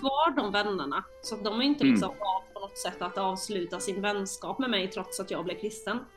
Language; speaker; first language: Swedish; native; Swedish